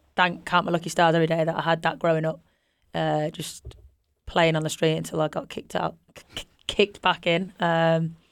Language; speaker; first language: English; native; English